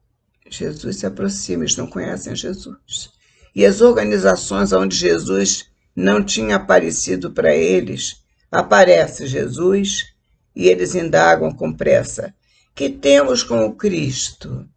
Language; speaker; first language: Portuguese; native; Portuguese